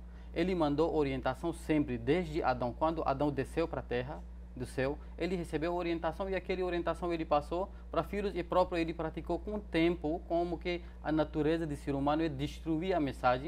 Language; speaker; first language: Portuguese; non-native, fluent; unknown